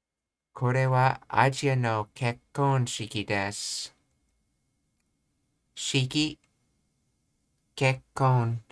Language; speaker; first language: Japanese; non-native, learner; English